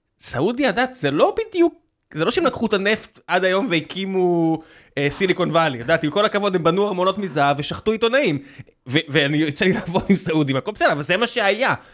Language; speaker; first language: Hebrew; native; Hebrew